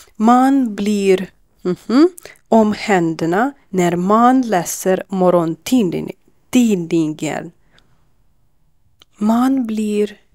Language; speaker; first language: Swedish; non-native, learner; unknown